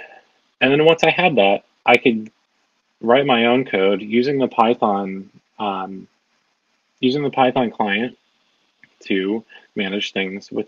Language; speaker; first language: English; native; English